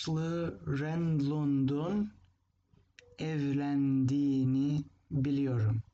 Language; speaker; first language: Turkish; non-native, fluent; English